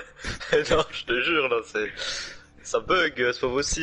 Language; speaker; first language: French; native; French